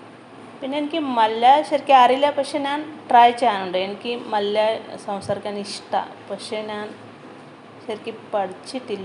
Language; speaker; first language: Malayalam; non-native, local second language; Marathi